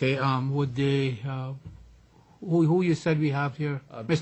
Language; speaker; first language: English; native; English